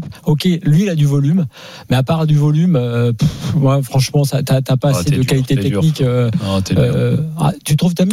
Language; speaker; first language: French; native; French